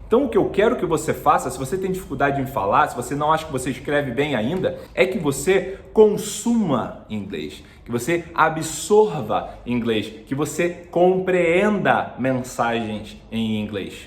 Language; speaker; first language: Portuguese; native; Portuguese